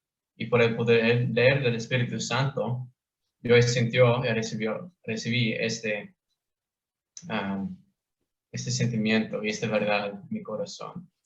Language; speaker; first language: Spanish; non-native, fluent; English